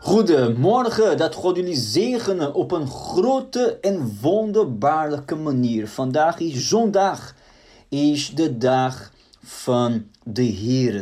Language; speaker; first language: Dutch; non-native, fluent; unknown